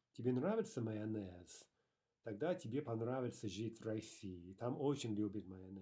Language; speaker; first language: Russian; non-native, fluent; English